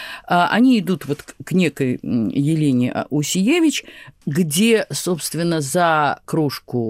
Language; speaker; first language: Russian; native; Russian